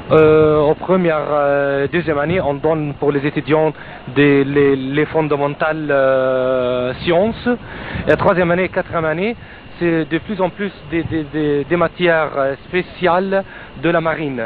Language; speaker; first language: French; non-native, fluent; Arabic